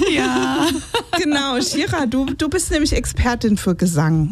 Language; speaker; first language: German; native; German